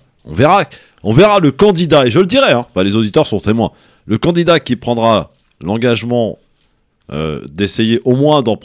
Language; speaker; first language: French; native; French